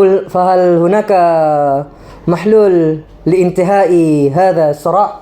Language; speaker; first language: Arabic; non-native, learner; Indonesian